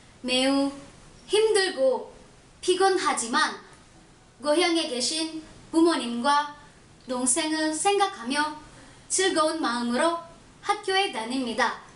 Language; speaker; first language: Korean; non-native, learner; Indonesian